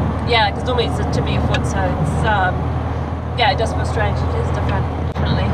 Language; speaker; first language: English; native; English